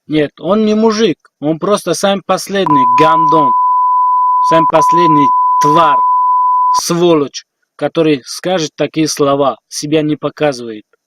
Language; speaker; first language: Russian; non-native, learner; Tajik